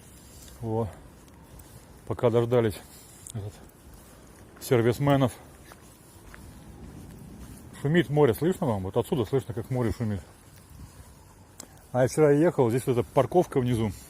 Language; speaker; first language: Russian; native; Russian